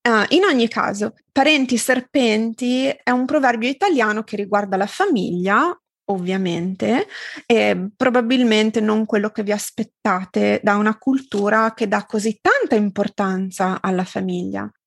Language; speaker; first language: Italian; native; Italian